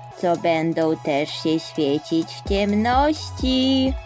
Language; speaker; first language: Polish; early bilingual, heritage; Polish